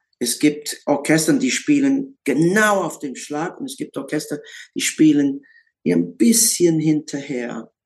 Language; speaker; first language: German; non-native, learner; English